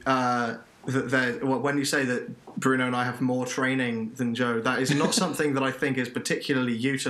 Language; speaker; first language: English; native; English